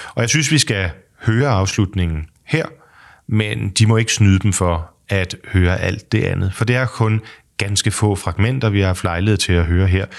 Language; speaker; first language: Danish; native; Danish